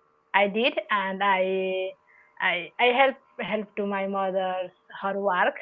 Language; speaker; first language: English; non-native, learner; Odia